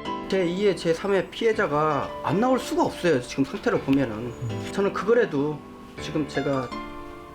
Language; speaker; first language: Korean; native; Korean